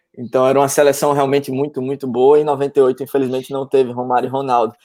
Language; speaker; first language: Portuguese; native; Portuguese